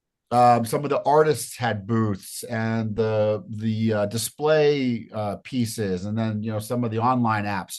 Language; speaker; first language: English; native; English